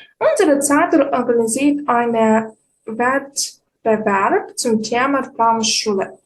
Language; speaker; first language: German; non-native, fluent; Ukrainian